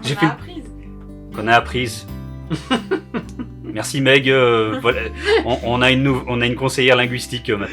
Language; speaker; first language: French; native; French